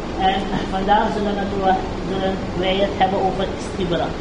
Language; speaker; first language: Dutch; early bilingual, heritage; Urdu